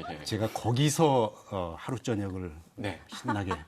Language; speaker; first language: Korean; native; Korean